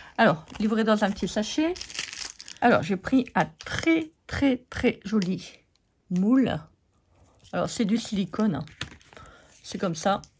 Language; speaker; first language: French; native; French